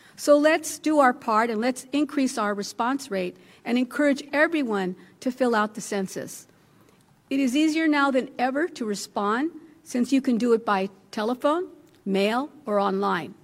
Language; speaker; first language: English; early bilingual, other home language; Spanish